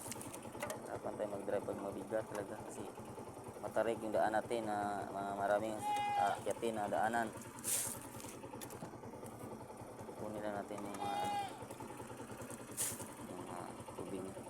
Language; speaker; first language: Filipino; non-native, local second language; Cebuano